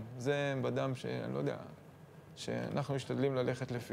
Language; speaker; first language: Hebrew; native; Hebrew